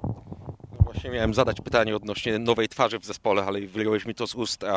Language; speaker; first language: Polish; native; Polish